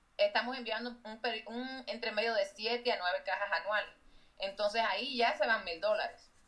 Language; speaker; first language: Spanish; native; Spanish